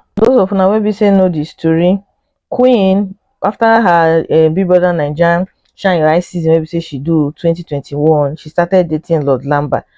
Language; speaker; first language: Nigerian Pidgin; native; Nigerian Pidgin